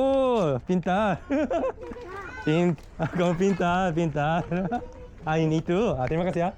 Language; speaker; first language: Indonesian; non-native, learner; Korean